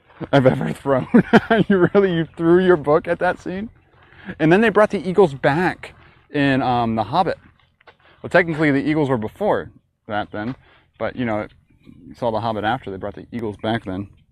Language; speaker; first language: English; native; English